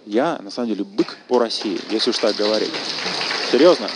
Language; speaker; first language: Russian; native; Russian